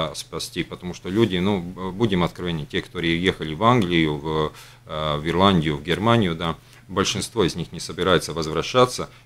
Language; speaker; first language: Russian; non-native, local second language; Latvian